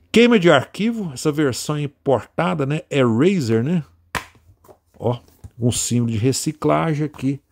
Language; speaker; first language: Portuguese; native; Portuguese